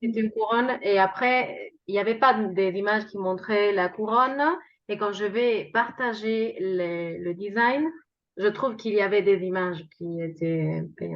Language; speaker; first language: French; non-native, fluent; Spanish